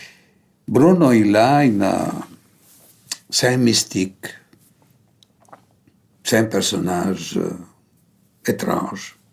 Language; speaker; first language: French; non-native, fluent; Greek